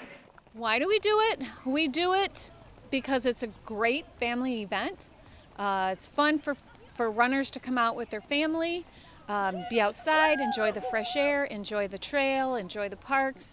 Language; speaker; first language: English; native; English